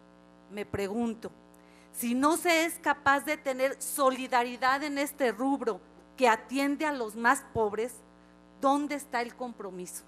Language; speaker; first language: Spanish; native; Spanish